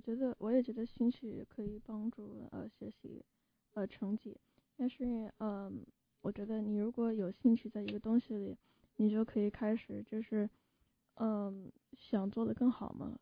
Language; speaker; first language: Chinese; early bilingual, heritage; Chinese